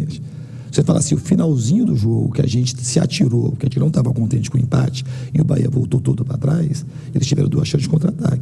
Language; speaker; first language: Portuguese; native; Portuguese